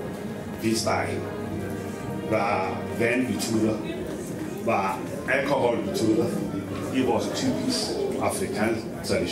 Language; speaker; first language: Danish; non-native, fluent; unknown